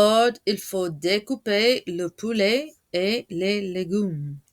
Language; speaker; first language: French; non-native, fluent; English